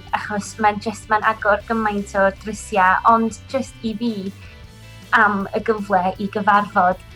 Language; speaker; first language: Welsh; non-native, local second language; English